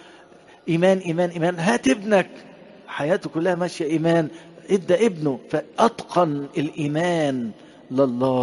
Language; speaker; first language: Arabic; native; Arabic